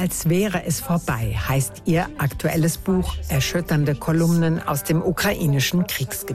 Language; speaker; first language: German; native; German